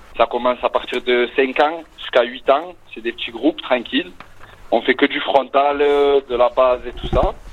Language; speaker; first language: French; native; French